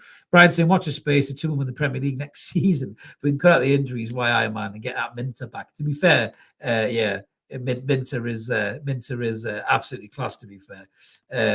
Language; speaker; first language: English; native; English